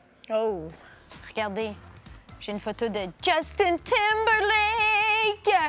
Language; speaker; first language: French; native; French